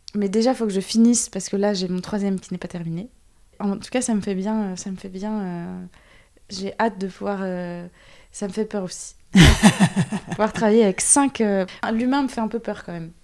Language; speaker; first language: French; native; French